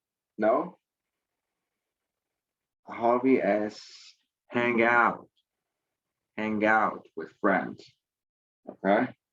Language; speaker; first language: English; non-native, fluent; Spanish